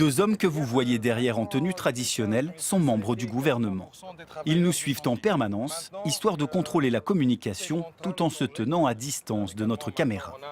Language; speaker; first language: French; native; French